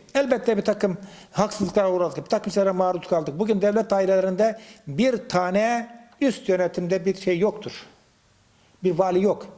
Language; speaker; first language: Turkish; native; Turkish